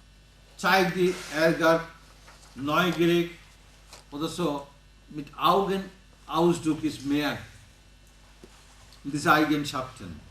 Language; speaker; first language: German; non-native, learner; Bangla